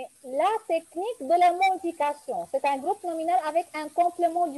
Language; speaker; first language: French; non-native, local second language; Arabic